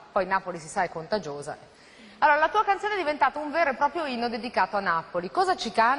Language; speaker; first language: Italian; native; Italian